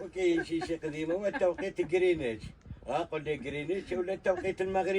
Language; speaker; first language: Arabic; native; Arabic